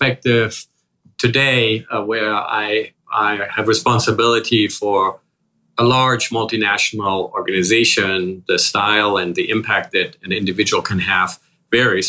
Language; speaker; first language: English; non-native, fluent; German